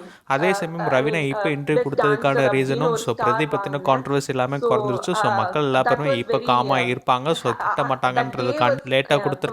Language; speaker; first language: Tamil; native; Tamil